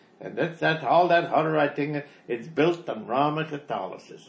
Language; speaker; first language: English; early bilingual, other home language; German